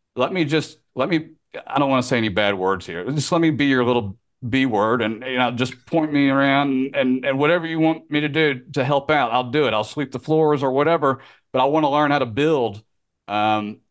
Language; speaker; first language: English; native; English